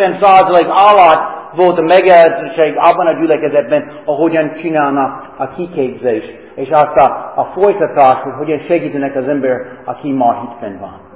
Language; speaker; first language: Hungarian; non-native, fluent; English